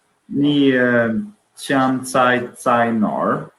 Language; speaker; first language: Chinese; non-native, learner; Swedish